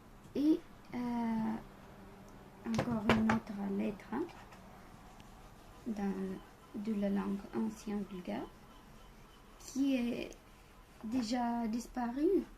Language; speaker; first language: French; non-native, fluent; Bulgarian